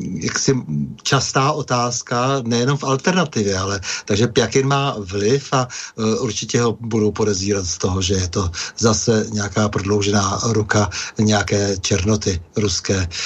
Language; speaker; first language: Czech; native; Czech